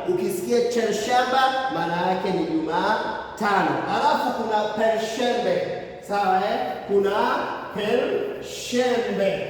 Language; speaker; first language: Swahili; native; Swahili